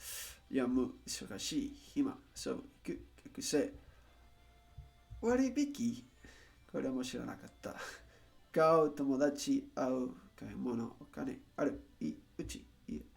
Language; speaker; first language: Japanese; non-native, learner; Spanish